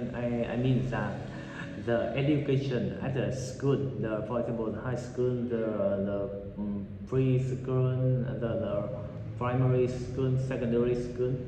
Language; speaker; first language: English; non-native, learner; Vietnamese